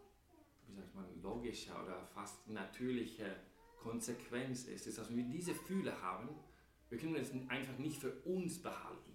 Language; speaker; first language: German; non-native, fluent; English